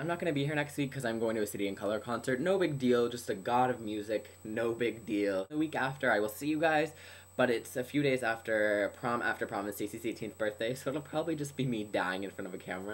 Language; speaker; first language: English; native; English